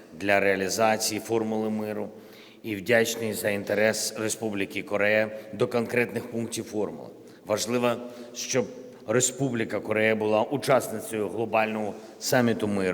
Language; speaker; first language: Ukrainian; non-native, local second language; Russian